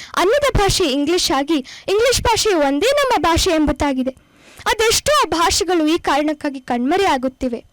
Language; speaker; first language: Kannada; non-native, local second language; Konkani